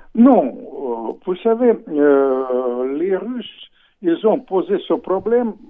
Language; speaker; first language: French; non-native, fluent; Russian